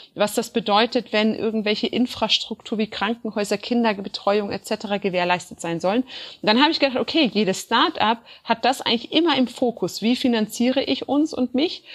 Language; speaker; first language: German; early bilingual, other home language; Turkish